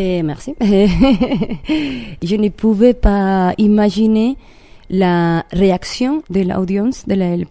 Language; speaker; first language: French; non-native, learner; Spanish